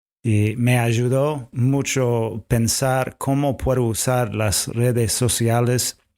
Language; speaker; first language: Spanish; non-native, fluent; English